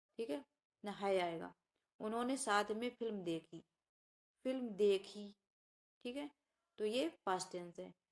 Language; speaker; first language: Hindi; native; Hindi